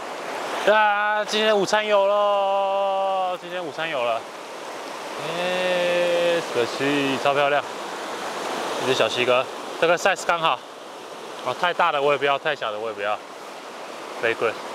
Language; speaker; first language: Chinese; native; Chinese